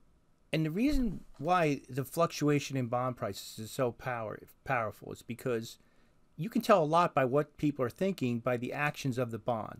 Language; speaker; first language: English; native; English